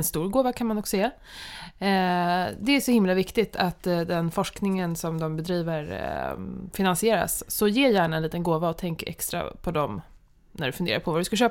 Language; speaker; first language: Swedish; native; Swedish